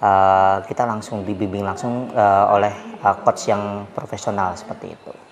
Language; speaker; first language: Indonesian; native; Indonesian